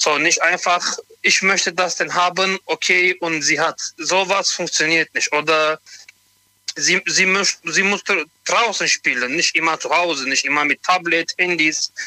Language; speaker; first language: German; non-native, learner; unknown